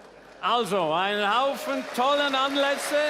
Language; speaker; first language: German; native; German